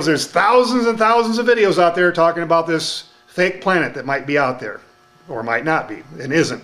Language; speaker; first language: English; native; English